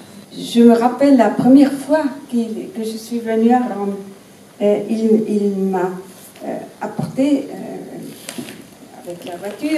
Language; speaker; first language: French; non-native, learner; German